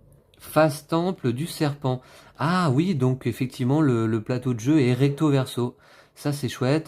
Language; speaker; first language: French; native; French